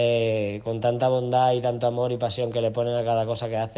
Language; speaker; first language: Spanish; native; Spanish